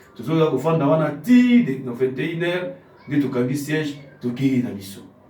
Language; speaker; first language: Lingala; non-native, local second language; Kongo